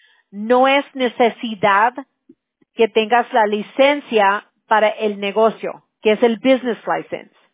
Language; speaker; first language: Spanish; early bilingual, heritage; Spanish